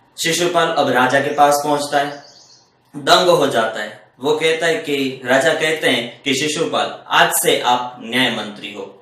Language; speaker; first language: Hindi; non-native, local second language; Gujarati